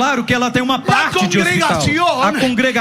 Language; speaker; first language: Portuguese; native; Portuguese